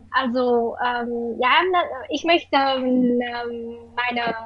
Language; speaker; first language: German; non-native, learner; Vietnamese